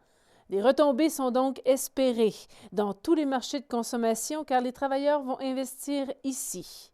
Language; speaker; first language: French; native; French